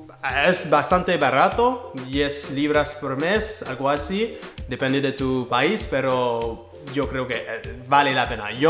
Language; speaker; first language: Spanish; non-native, learner; French